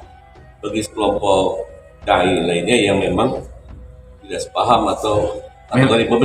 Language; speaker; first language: Indonesian; native; Indonesian